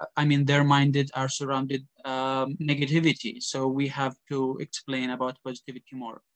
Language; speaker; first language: English; non-native, fluent; Arabic